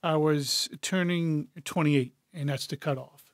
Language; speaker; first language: English; native; English